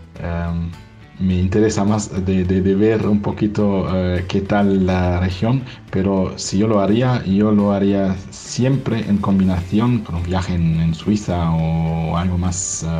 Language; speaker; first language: Spanish; non-native, fluent; German